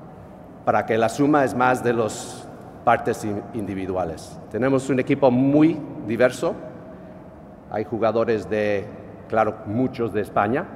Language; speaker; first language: Spanish; non-native, fluent; English